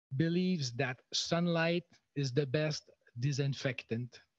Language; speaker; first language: English; non-native, fluent; French